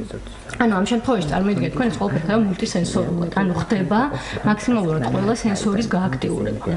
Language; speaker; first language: Georgian; native; Georgian